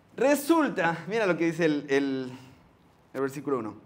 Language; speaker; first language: Spanish; native; Spanish